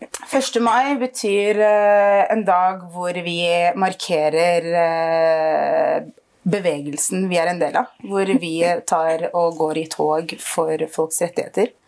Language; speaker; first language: Norwegian; early bilingual, other home language; Arabic